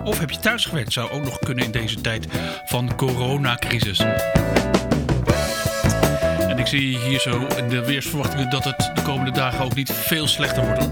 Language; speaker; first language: Dutch; native; Dutch